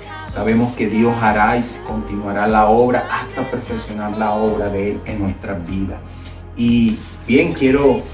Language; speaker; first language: Spanish; native; Spanish